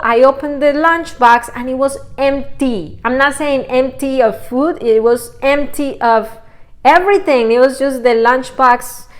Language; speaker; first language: English; non-native, fluent; Spanish